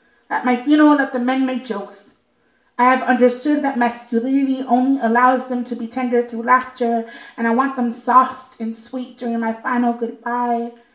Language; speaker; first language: English; early bilingual, other home language; Spanish